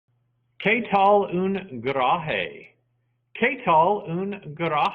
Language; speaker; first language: Spanish; non-native, fluent; English